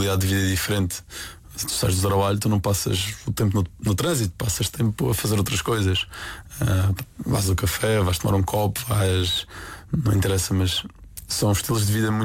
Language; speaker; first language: Portuguese; native; Portuguese